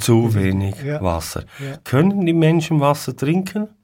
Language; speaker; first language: German; native; German